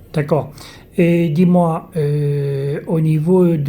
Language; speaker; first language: French; native; French